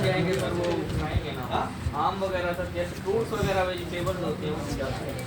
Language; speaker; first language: Urdu; native; Urdu